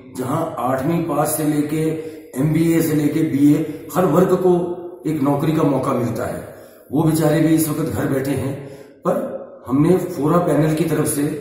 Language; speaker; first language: Hindi; native; Hindi